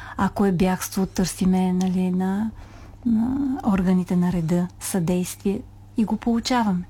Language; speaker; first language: Bulgarian; native; Bulgarian